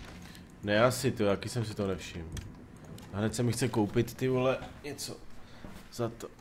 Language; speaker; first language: Czech; native; Czech